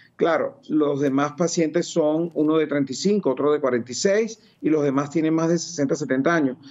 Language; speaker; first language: Spanish; native; Spanish